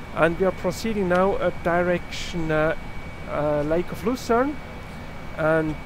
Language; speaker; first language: English; non-native, fluent; German